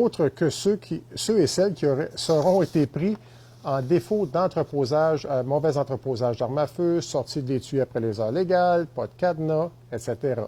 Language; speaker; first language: French; native; French